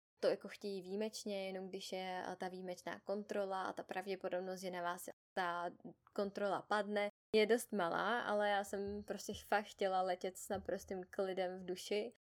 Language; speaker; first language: Czech; native; Czech